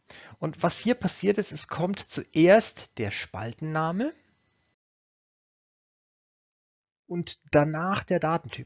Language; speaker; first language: German; native; German